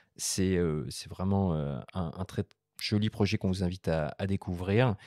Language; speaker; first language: French; native; French